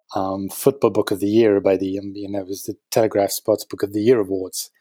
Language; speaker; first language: English; non-native, fluent; German